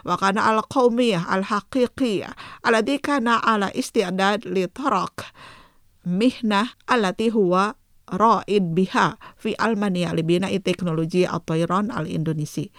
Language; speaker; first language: Arabic; non-native, fluent; Indonesian